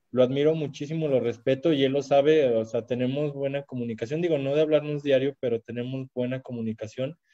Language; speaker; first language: Spanish; native; Spanish